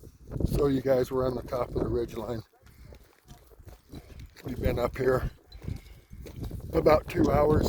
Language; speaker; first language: English; native; English